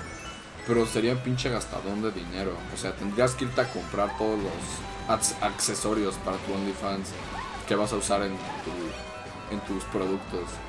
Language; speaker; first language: Spanish; native; Spanish